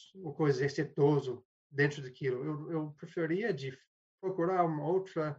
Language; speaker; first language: Portuguese; non-native, fluent; English